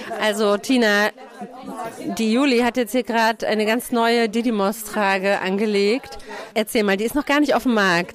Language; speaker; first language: German; native; German